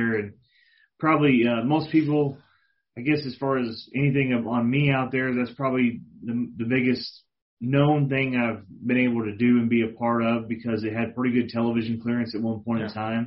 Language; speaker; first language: English; native; English